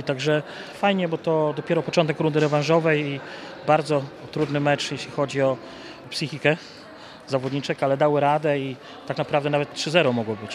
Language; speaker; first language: Polish; native; Polish